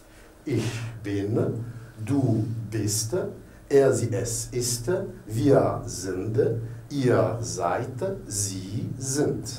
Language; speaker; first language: German; non-native, learner; French